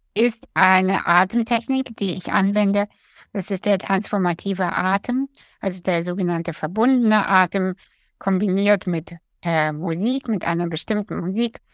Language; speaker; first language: German; early bilingual, other home language; Russian